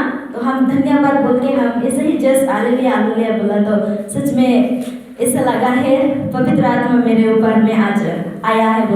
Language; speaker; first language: Hindi; non-native, local second language; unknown